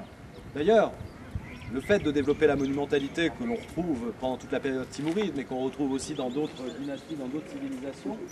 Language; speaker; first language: French; native; French